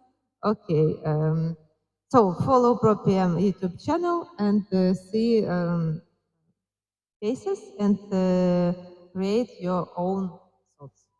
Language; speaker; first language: English; non-native, fluent; Ukrainian